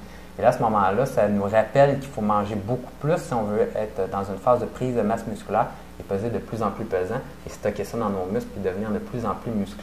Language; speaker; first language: French; native; French